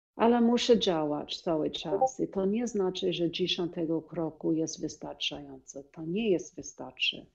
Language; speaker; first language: Polish; non-native, learner; English